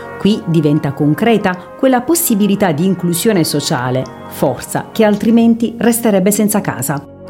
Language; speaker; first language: Italian; native; Italian